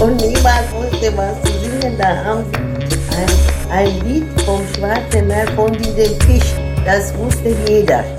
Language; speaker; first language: German; non-native, fluent; Turkish